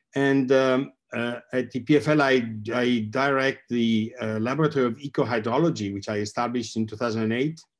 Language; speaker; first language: English; non-native, fluent; Italian